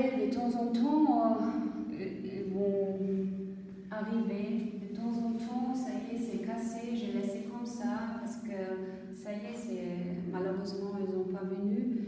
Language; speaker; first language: French; non-native, fluent; German